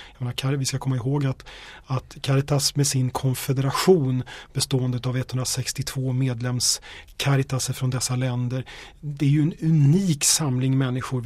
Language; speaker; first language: Swedish; native; Swedish